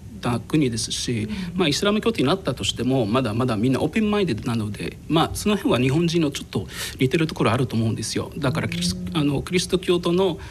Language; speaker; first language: Japanese; non-native, fluent; Arabic